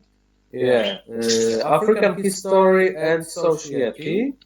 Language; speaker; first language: English; non-native, learner; Polish